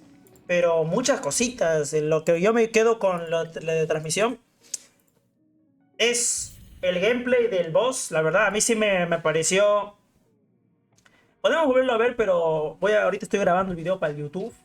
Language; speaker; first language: Spanish; native; Spanish